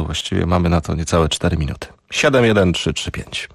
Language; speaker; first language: Polish; native; Polish